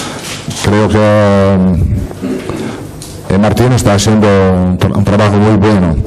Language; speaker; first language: Spanish; non-native, fluent; Italian